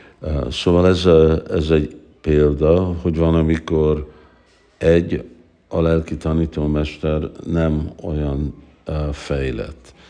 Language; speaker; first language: Hungarian; early bilingual, heritage; Hungarian